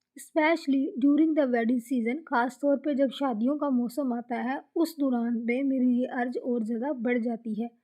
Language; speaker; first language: Urdu; native; Urdu